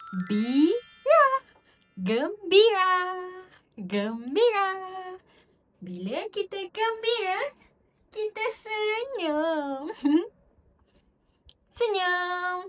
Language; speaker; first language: Malay; native; Malay